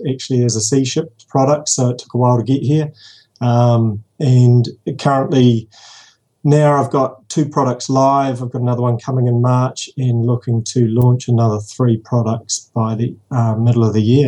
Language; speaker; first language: English; native; English